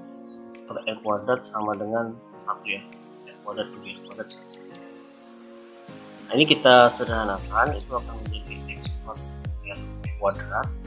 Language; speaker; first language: Indonesian; native; Indonesian